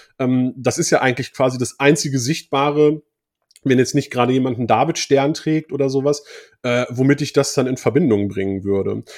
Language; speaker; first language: German; native; German